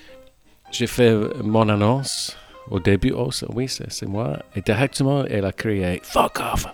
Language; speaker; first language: French; non-native, fluent; English